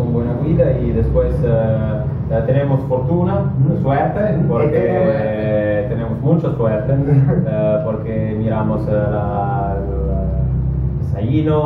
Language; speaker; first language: Spanish; non-native, learner; Italian